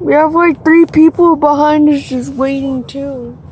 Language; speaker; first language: English; native; English